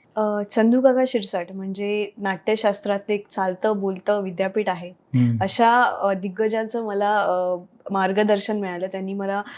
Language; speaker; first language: Marathi; native; Marathi